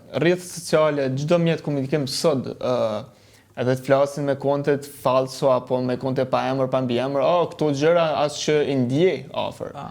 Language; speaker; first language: Albanian; early bilingual, heritage; Albanian